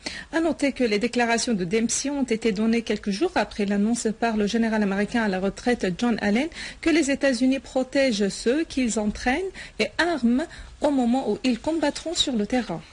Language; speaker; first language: French; non-native, fluent; Arabic